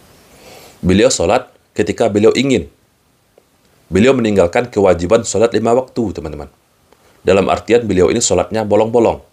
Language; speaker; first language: Indonesian; native; Indonesian